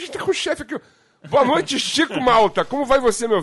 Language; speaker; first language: Portuguese; native; Portuguese